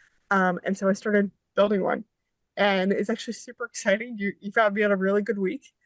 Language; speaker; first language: English; native; English